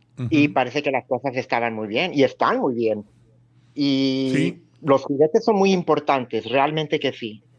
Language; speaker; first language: Spanish; early bilingual, heritage; Spanish